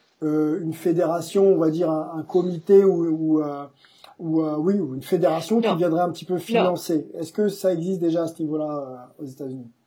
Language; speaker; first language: French; native; French